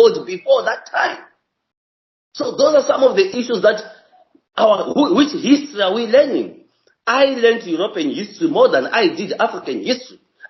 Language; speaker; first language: English; non-native, local second language; Shona